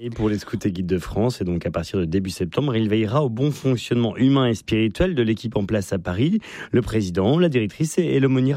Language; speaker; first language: French; native; French